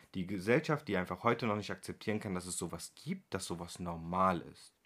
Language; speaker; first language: German; early bilingual, other home language; Turkish